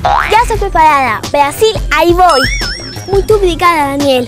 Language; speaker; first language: Spanish; native; Spanish